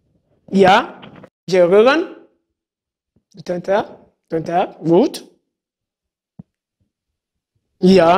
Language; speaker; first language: German; non-native, fluent; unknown